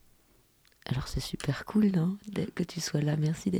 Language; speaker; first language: French; native; French